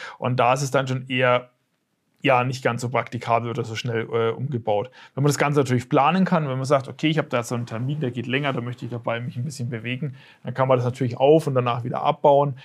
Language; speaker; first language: German; native; German